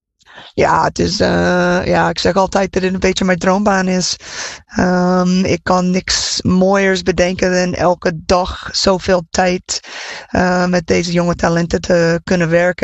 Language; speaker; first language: Dutch; non-native, fluent; English